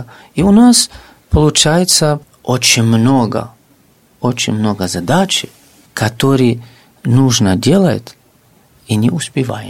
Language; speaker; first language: Russian; non-native, fluent; Arabic